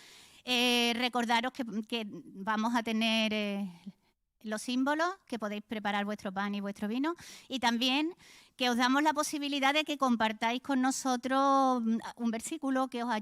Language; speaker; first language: Spanish; native; Spanish